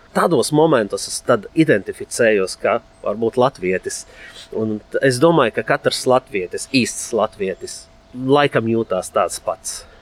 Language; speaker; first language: Latvian; non-native, fluent; Arabic